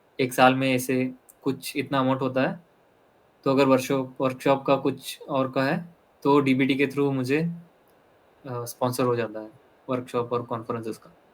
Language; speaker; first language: Hindi; non-native, local second language; Kannada